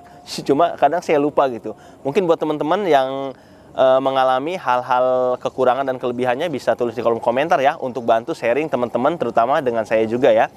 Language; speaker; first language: Indonesian; native; Indonesian